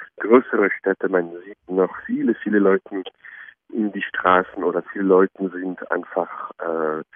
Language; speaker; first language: German; non-native, fluent; French